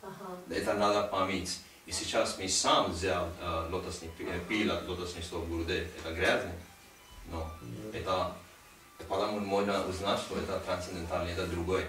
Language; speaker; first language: Russian; non-native, learner; Hindi